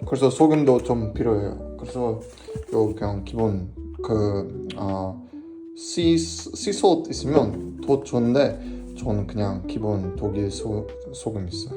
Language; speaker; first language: Korean; non-native, learner; German